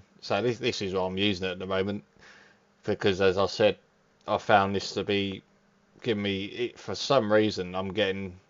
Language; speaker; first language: English; native; English